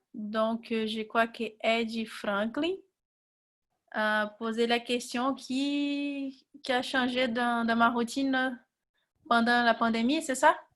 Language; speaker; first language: French; non-native, fluent; Portuguese